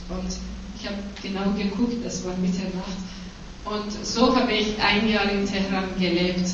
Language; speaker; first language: German; non-native, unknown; Persian